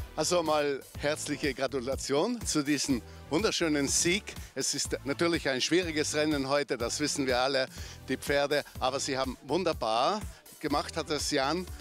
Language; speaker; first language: German; native; German